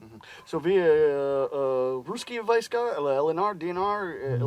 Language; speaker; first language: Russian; non-native, learner; English